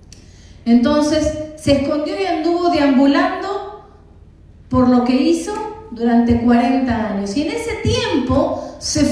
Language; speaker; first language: Spanish; native; Spanish